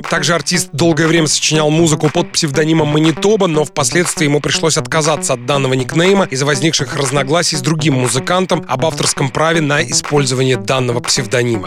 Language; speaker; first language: Russian; native; Russian